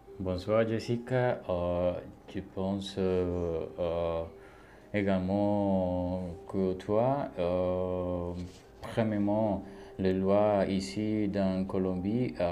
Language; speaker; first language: French; non-native, learner; Spanish